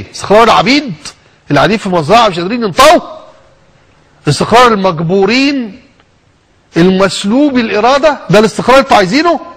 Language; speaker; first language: Arabic; native; Arabic